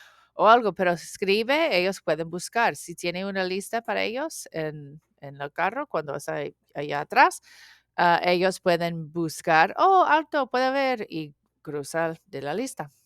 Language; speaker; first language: Spanish; non-native, learner; English